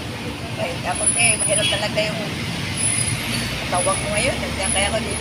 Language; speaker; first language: Filipino; non-native, local second language; Cebuano